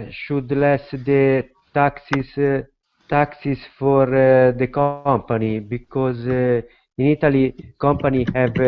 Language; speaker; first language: English; non-native, learner; Italian